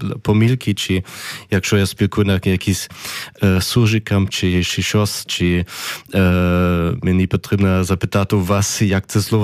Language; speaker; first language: Ukrainian; non-native, fluent; German